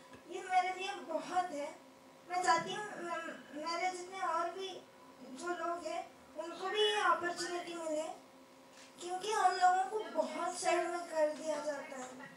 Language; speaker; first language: Hindi; non-native, local second language; Kannada